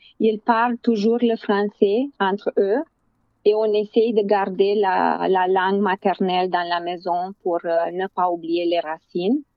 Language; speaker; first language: French; non-native, fluent; Romanian